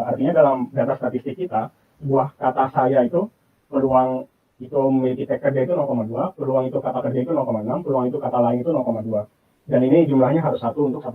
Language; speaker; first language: Indonesian; native; Indonesian